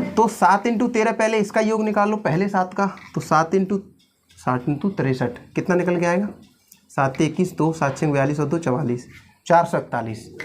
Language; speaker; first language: Hindi; native; Hindi